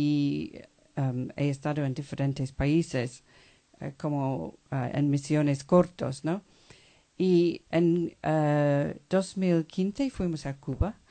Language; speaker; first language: Spanish; non-native, fluent; English